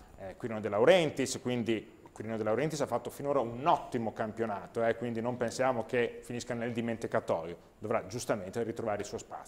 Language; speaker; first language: Italian; native; Italian